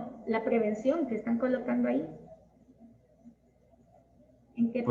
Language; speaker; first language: Spanish; native; Spanish